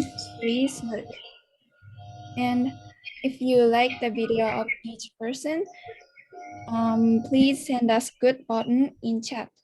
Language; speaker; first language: English; non-native, learner; Japanese